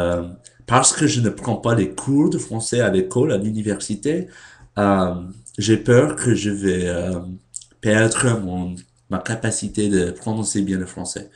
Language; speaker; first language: French; non-native, learner; English